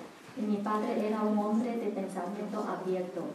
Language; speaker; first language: Spanish; non-native, learner; Chinese